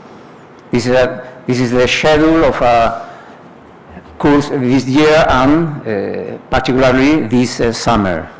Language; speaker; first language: English; non-native, fluent; Spanish